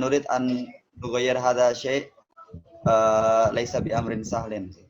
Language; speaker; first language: Arabic; non-native, learner; Indonesian